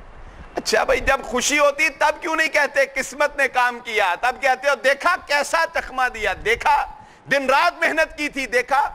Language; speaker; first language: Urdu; non-native, local second language; Punjabi